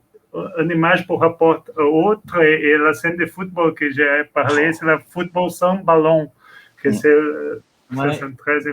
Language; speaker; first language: French; non-native, learner; Portuguese